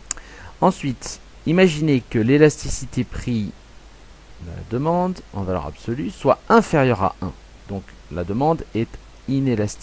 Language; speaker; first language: French; native; French